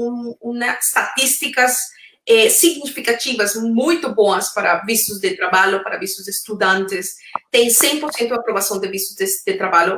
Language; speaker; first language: Portuguese; non-native, fluent; Spanish